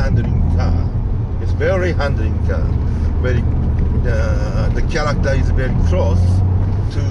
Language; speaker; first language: English; non-native, learner; Japanese